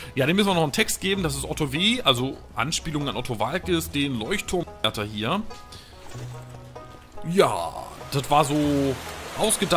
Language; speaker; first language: German; native; German